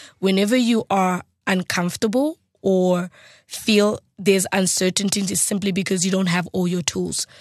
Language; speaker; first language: English; non-native, local second language; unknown